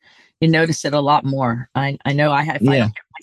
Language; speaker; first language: English; native; English